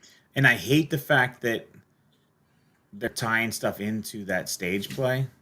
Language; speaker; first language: English; native; English